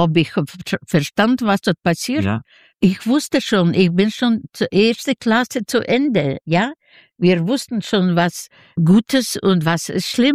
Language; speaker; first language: German; non-native, learner; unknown